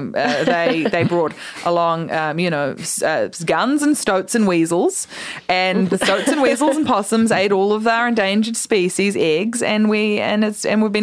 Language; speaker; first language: English; native; English